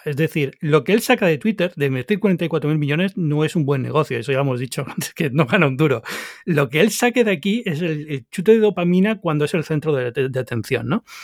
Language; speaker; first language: Spanish; native; Spanish